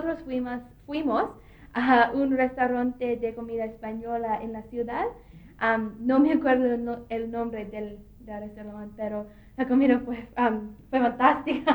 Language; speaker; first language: Spanish; non-native, learner; English